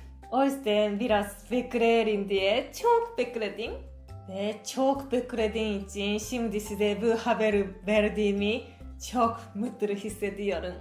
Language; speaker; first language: Turkish; non-native, fluent; Japanese